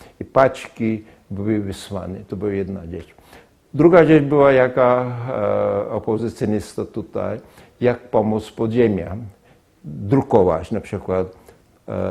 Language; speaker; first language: Polish; non-native, fluent; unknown